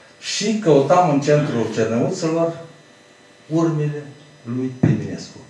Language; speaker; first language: Romanian; native; Romanian